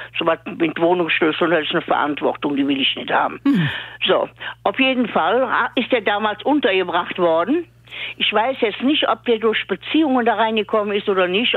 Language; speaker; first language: German; native; German